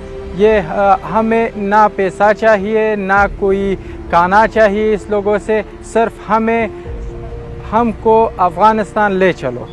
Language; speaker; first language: Hindi; non-native, fluent; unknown